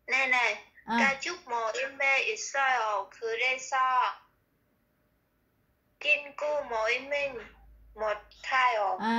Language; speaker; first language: Korean; non-native, learner; Vietnamese